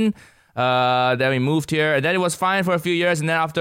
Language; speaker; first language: English; non-native, local second language; Cantonese